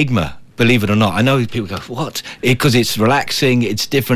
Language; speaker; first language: English; native; English